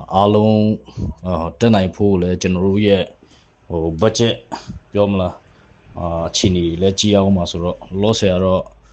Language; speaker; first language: Burmese; non-native, local second language; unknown